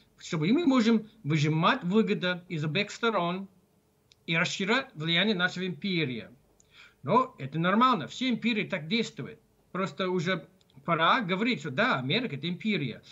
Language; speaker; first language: Russian; non-native, fluent; English